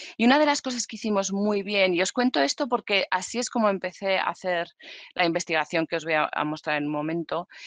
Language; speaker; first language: Spanish; native; Spanish